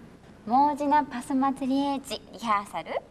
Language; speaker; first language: Russian; non-native, learner; Japanese